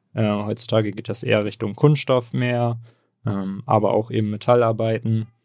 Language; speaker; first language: German; native; German